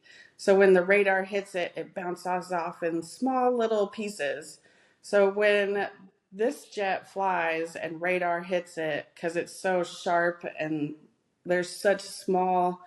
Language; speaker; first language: English; native; English